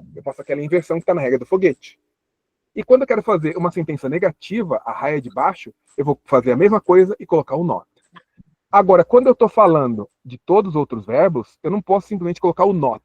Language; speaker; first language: Portuguese; native; Portuguese